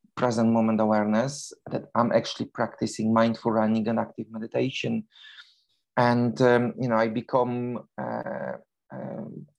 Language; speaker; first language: English; non-native, fluent; Polish